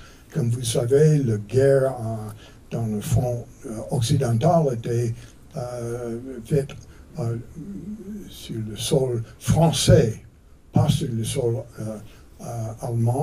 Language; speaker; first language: French; non-native, fluent; English